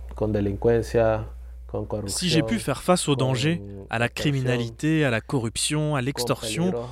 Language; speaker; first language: French; non-native, fluent; Spanish